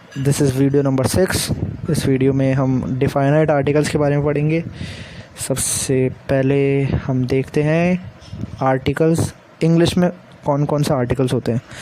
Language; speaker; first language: Hindi; native; Hindi